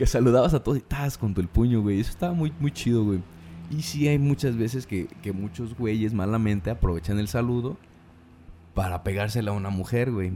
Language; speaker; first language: Spanish; native; Spanish